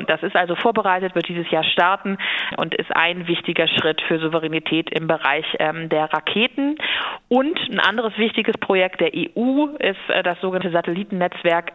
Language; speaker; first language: German; native; German